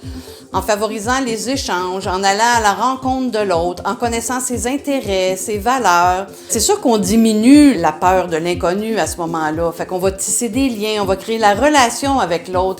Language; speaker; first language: French; native; French